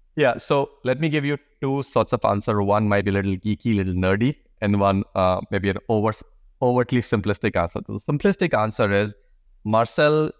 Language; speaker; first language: English; non-native, local second language; Hindi